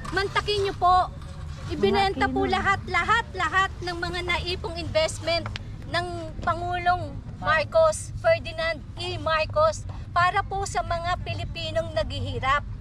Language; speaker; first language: Filipino; native; Filipino